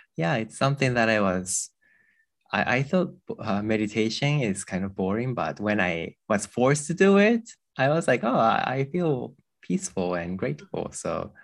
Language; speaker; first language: English; non-native, fluent; Japanese